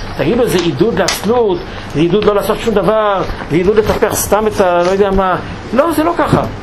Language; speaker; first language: Hebrew; native; Hebrew